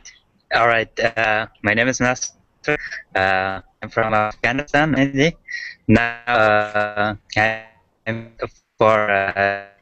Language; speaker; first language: English; non-native, learner; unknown